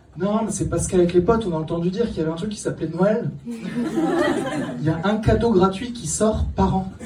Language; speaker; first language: French; non-native, local second language; Kabyle